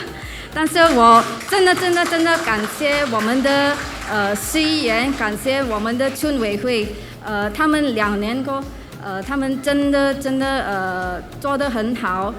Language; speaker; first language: Chinese; non-native, local second language; English